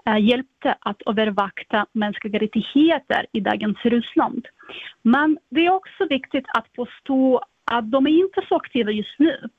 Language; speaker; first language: Swedish; non-native, fluent; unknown